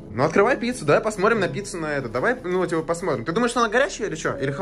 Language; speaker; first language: Russian; native; Russian